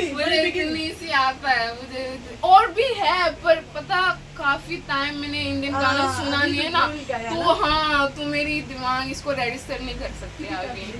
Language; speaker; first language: Hindi; early bilingual, other home language; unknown